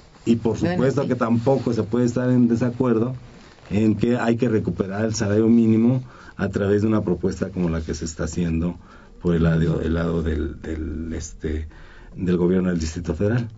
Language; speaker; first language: Spanish; native; Spanish